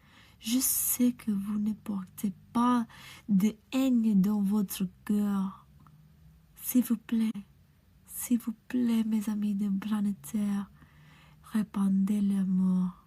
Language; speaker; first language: French; non-native, learner; English